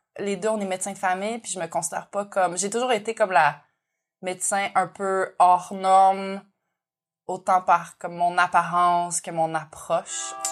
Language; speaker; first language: French; native; French